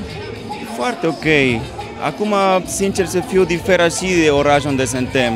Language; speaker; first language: Romanian; non-native, fluent; Spanish